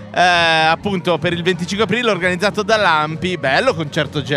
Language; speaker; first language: Italian; native; Italian